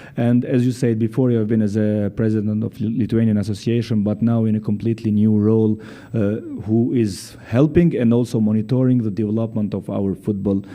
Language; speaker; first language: English; non-native, fluent; Albanian